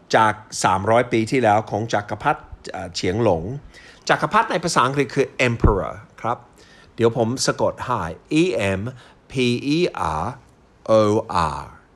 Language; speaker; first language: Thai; non-native, fluent; English